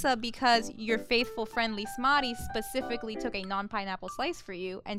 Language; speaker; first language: English; non-native, fluent; Spanish